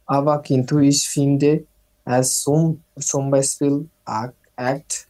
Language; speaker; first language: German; non-native, learner; Bangla